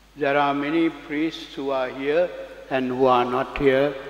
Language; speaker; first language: English; non-native, local second language; Sinhala